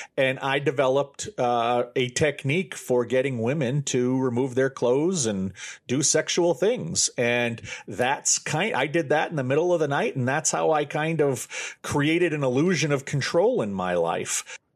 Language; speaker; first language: English; native; English